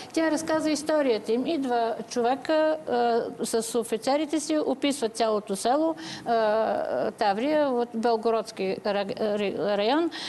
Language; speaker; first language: Bulgarian; native; Bulgarian